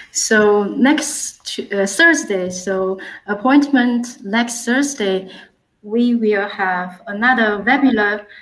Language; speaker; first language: English; non-native, fluent; Chinese